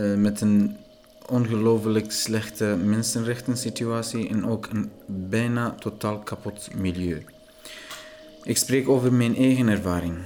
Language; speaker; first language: Dutch; non-native, fluent; Persian